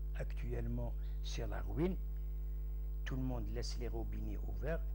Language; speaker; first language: French; non-native, local second language; Arabic